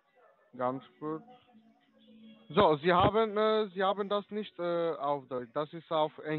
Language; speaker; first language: German; non-native, learner; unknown